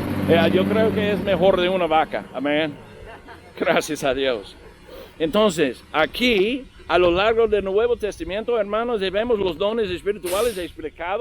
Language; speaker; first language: Spanish; non-native, learner; English